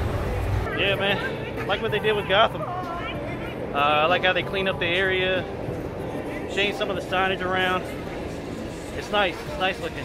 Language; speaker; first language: English; native; English